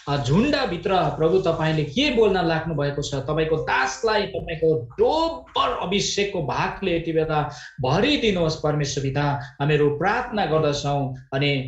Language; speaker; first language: Nepali; native; Nepali